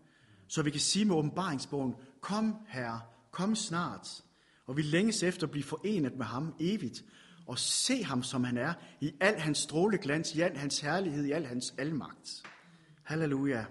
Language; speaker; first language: Danish; native; Danish